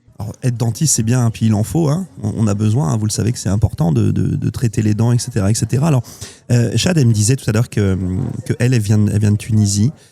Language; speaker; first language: French; native; French